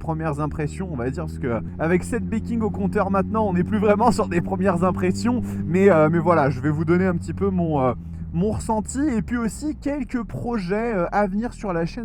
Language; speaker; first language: French; native; French